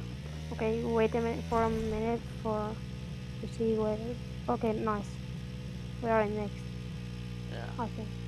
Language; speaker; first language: English; non-native, learner; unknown